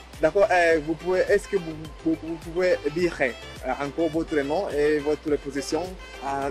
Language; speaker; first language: French; non-native, learner; Swahili